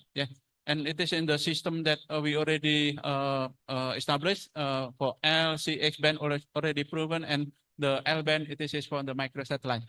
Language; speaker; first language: English; non-native, fluent; Indonesian